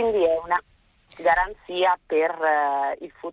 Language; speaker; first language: Italian; native; Italian